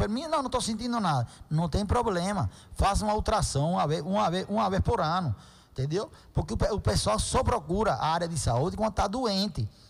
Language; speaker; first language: Portuguese; non-native, fluent; Spanish